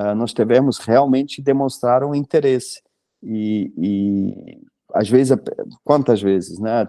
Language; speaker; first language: Portuguese; non-native, fluent; German